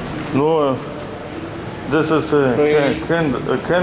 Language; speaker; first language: English; non-native, learner; Russian